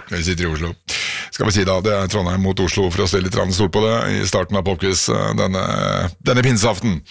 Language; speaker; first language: Norwegian; native; Norwegian